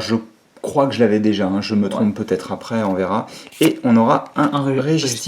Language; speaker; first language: French; native; French